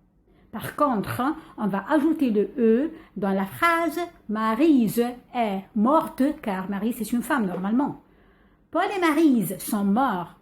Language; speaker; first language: French; non-native, fluent; Arabic